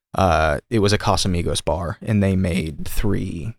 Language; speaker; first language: English; native; English